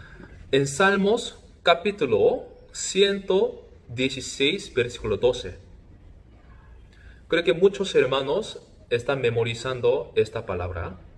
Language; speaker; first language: Spanish; non-native, fluent; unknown